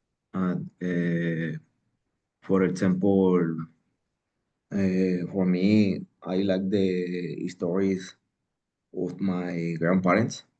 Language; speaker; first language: English; non-native, learner; Spanish